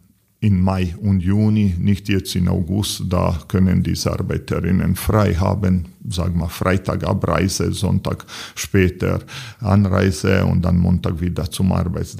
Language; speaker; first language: German; non-native, learner; Serbian